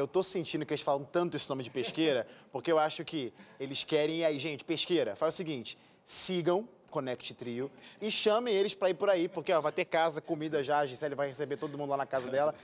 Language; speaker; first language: Portuguese; native; Portuguese